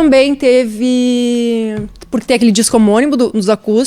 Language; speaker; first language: Portuguese; native; Portuguese